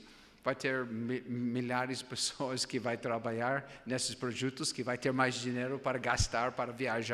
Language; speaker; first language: Portuguese; non-native, fluent; English